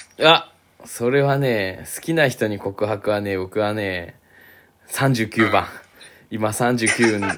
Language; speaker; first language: Japanese; native; Japanese